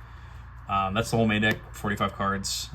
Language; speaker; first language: English; native; English